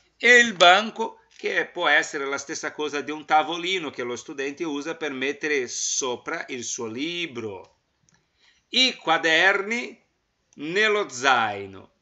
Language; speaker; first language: Italian; non-native, fluent; Portuguese